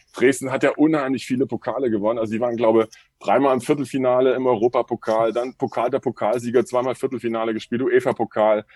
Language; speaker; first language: German; native; German